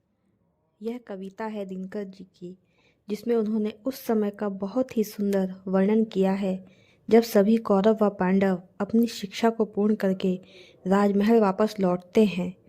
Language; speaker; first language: Hindi; native; Hindi